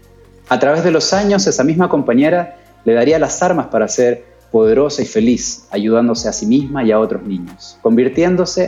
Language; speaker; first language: Spanish; native; Spanish